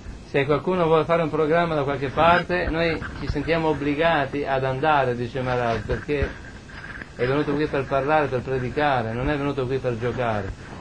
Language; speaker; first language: Italian; native; Italian